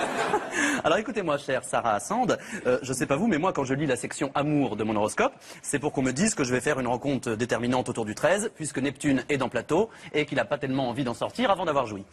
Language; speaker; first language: French; native; French